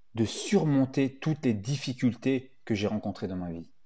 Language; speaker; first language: French; early bilingual, other home language; Italian